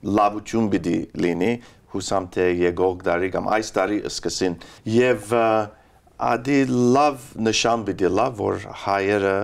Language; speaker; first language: Armenian; early bilingual, heritage; Armenian